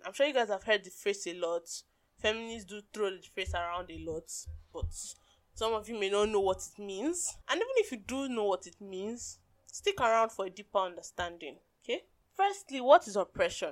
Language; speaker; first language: English; non-native, local second language; Yoruba